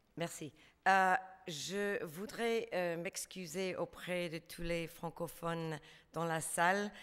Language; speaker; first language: French; non-native, learner; English